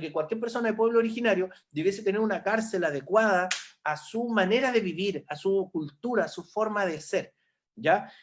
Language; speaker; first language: Spanish; native; Spanish